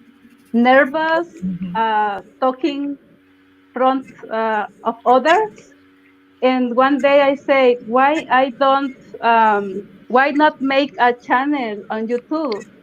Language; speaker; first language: English; non-native, learner; Spanish